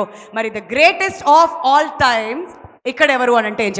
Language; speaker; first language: Telugu; native; Telugu